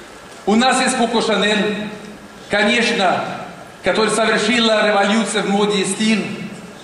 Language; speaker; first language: Russian; non-native, learner; Swedish